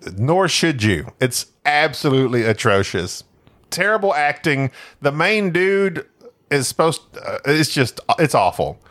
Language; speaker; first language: English; native; English